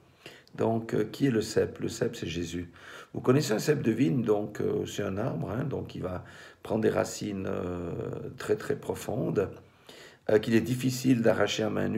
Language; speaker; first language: French; native; French